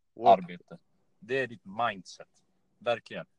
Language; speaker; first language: Swedish; native; Swedish